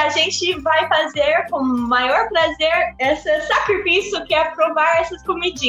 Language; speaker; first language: Portuguese; non-native, fluent; English